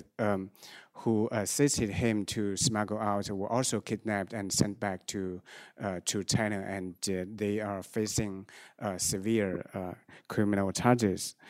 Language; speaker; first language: English; non-native, fluent; Chinese